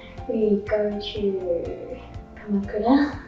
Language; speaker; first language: English; non-native, learner; Cantonese